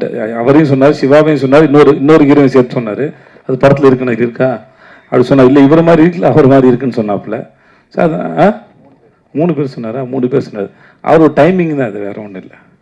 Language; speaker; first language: Tamil; native; Tamil